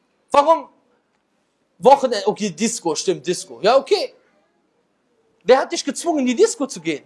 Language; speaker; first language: German; native; German